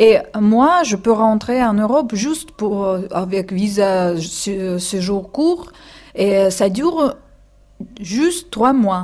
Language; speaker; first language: French; non-native, fluent; Russian